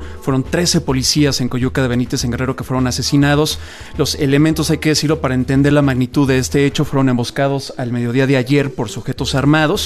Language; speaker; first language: Spanish; native; Spanish